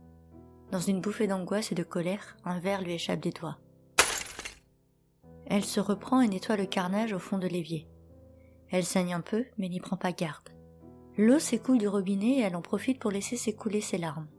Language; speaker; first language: French; native; French